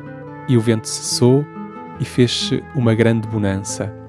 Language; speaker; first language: Portuguese; native; Portuguese